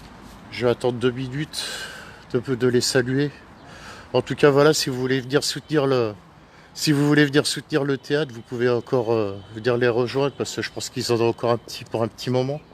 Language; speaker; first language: French; native; French